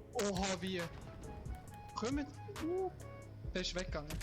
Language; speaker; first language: German; native; German